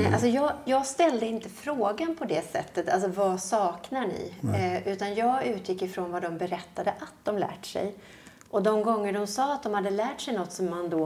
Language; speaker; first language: Swedish; native; Swedish